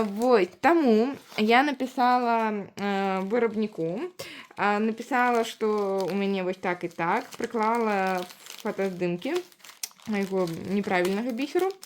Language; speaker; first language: Belarusian; non-native, local second language; Russian